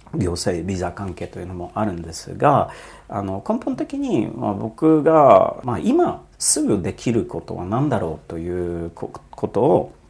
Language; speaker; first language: Japanese; non-native, fluent; Polish